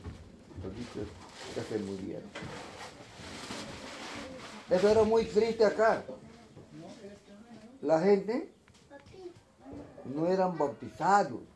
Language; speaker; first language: Spanish; non-native, local second language; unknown